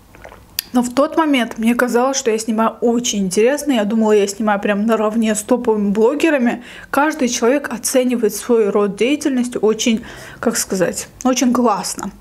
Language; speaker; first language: Russian; native; Russian